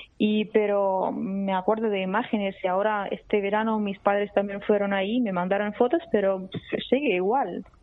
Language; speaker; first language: Spanish; non-native, fluent; Georgian